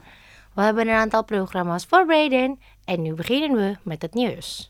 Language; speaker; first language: Dutch; non-native, fluent; Indonesian